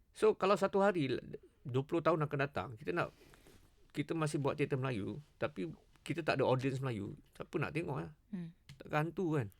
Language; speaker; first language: Malay; native; Malay